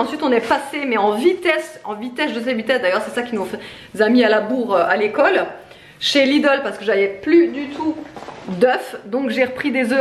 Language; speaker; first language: French; native; French